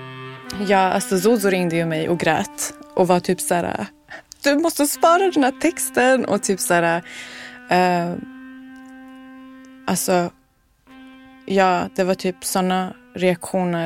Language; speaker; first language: Swedish; early bilingual, other home language; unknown